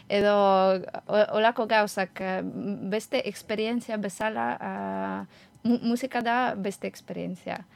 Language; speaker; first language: Basque; non-native, learner; Ukrainian